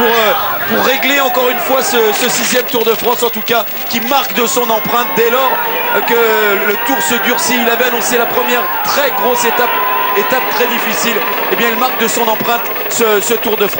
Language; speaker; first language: French; native; French